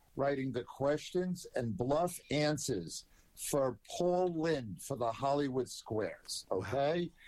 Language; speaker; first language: English; native; English